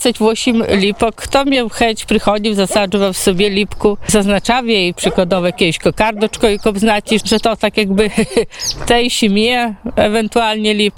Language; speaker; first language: Polish; non-native, local second language; Ukrainian